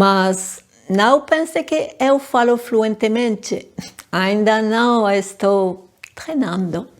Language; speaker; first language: Portuguese; non-native, learner; French